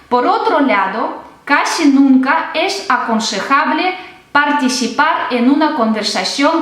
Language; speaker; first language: Spanish; non-native, fluent; Russian